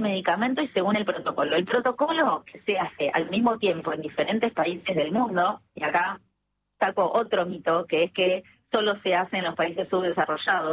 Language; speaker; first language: Spanish; native; Spanish